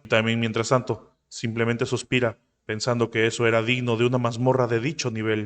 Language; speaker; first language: Spanish; native; Spanish